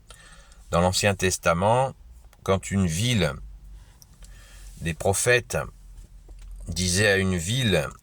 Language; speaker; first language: French; native; French